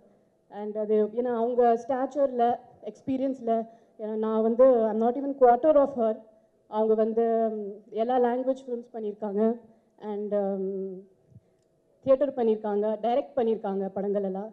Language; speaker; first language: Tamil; non-native, fluent; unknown